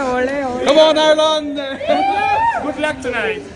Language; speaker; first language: English; non-native, learner; Spanish